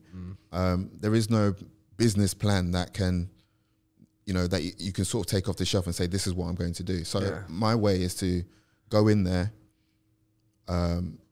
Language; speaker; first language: English; native; English